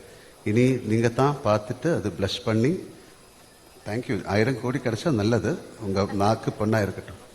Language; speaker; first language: Tamil; non-native, learner; Malayalam